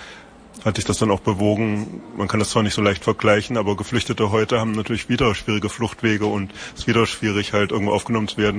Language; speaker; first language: German; native; German